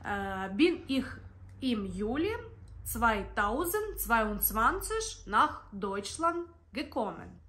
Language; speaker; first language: German; non-native, learner; Ukrainian